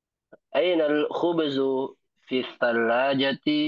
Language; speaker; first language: Arabic; non-native, learner; Indonesian